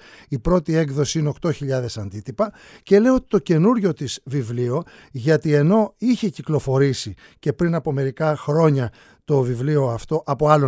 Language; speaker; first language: Greek; native; Greek